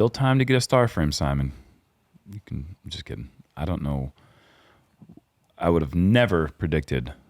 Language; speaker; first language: English; native; English